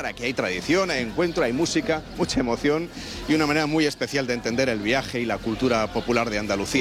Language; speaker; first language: Spanish; native; Spanish